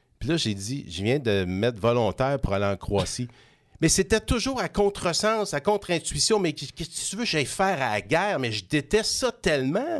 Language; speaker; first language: French; native; French